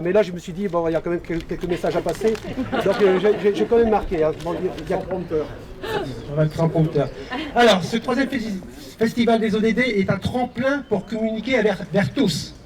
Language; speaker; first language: French; native; French